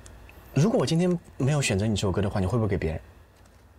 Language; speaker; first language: Chinese; native; Chinese